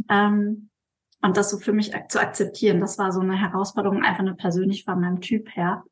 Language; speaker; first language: German; native; German